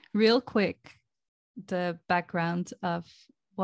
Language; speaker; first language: English; non-native, fluent; Dutch